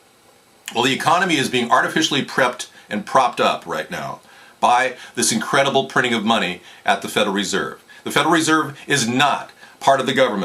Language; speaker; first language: English; native; English